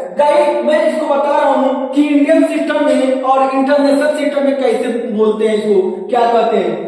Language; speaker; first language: Hindi; native; Hindi